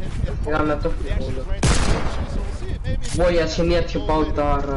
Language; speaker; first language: Dutch; native; Dutch